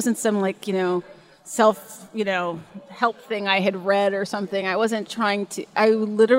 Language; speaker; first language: English; native; English